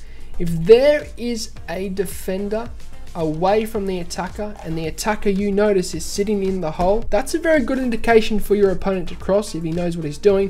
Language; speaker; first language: English; native; English